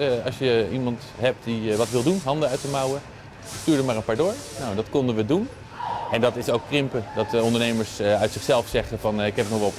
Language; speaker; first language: Dutch; native; Dutch